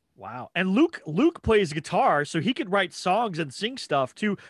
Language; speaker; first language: English; native; English